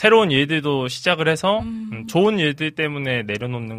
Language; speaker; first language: Korean; native; Korean